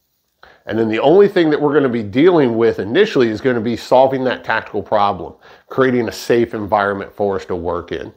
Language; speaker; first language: English; native; English